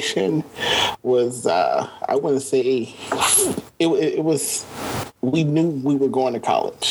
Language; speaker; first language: English; native; English